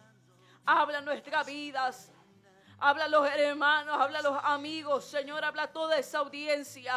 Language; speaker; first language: Spanish; native; Spanish